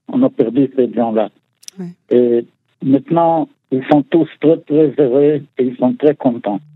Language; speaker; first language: French; non-native, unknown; Hebrew